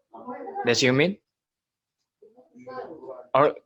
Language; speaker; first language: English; non-native, learner; Indonesian